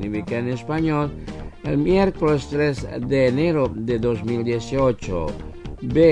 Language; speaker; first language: Spanish; non-native, fluent; Indonesian